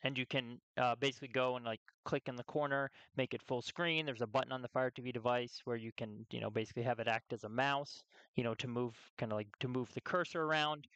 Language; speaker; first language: English; native; English